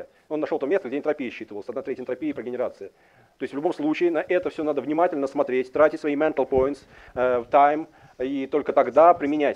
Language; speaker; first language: Russian; native; Russian